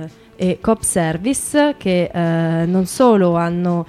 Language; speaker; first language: Italian; native; Italian